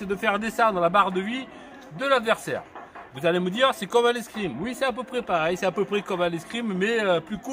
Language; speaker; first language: French; native; French